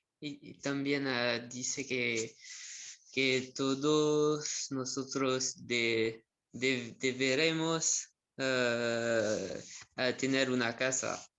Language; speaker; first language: Spanish; non-native, learner; French